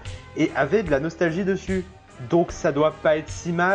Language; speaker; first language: French; native; French